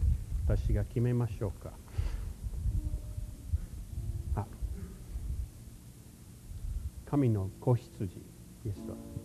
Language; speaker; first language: Japanese; non-native, fluent; English